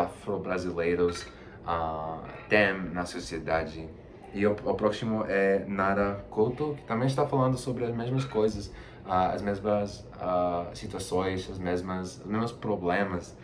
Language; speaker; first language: Portuguese; non-native, fluent; Spanish